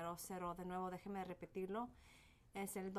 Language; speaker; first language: Spanish; early bilingual, heritage; Spanish